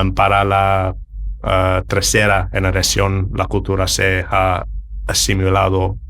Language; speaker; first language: Spanish; non-native, learner; English